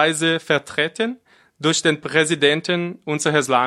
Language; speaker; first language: German; non-native, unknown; Portuguese